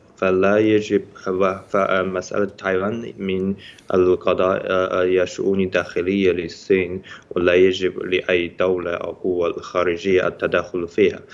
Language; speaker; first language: Arabic; non-native, fluent; Chinese